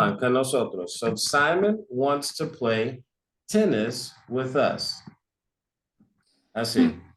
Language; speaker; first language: Spanish; non-native, fluent; English